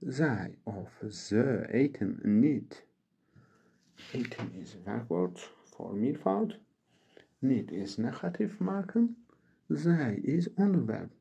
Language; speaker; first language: Dutch; non-native, learner; Turkish